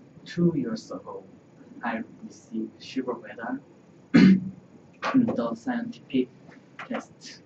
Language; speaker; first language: English; non-native, learner; Korean